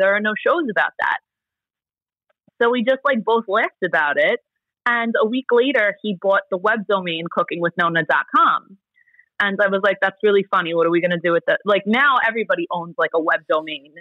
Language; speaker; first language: English; early bilingual, other home language; Italian